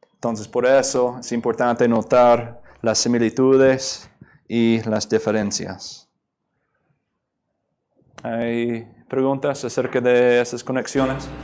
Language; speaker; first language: Spanish; non-native, fluent; English